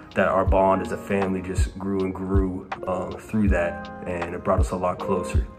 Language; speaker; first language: English; native; English